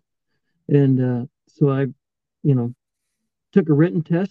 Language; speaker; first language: English; native; English